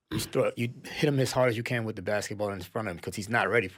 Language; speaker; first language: English; native; English